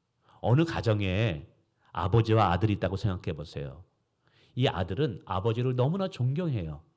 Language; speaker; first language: Korean; native; Korean